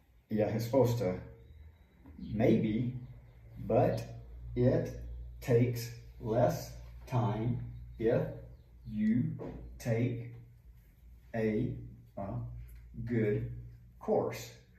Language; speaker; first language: English; native; English